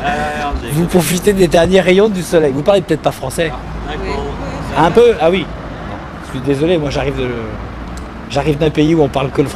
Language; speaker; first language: French; native; French